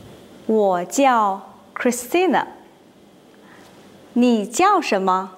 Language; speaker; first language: Chinese; non-native, learner; English